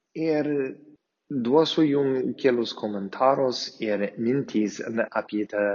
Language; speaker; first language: Lithuanian; non-native, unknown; English